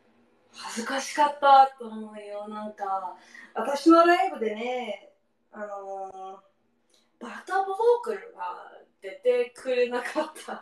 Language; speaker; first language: Japanese; non-native, learner; English